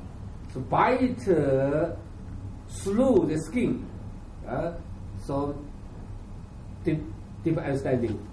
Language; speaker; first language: English; non-native, learner; Chinese